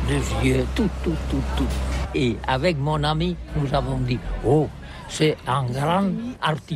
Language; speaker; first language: French; non-native, learner; Catalan